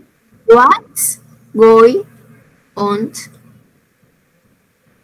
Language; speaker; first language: English; non-native, learner; Spanish